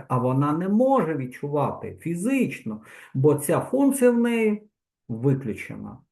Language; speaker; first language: Ukrainian; non-native, local second language; Russian